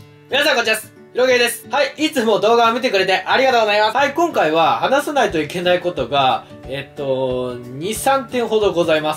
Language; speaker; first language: Japanese; native; Japanese